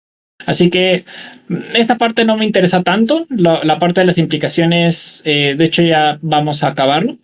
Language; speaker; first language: Spanish; native; Spanish